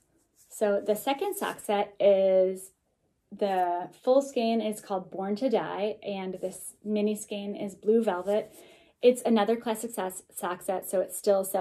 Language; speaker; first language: English; native; English